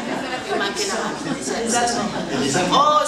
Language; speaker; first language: French; non-native, fluent; Spanish